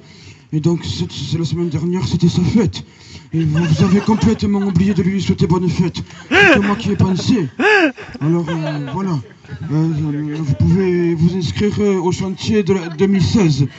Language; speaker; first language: French; native; French